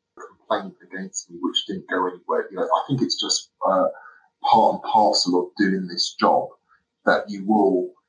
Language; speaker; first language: English; native; English